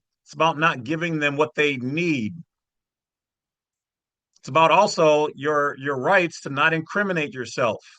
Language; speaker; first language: English; native; English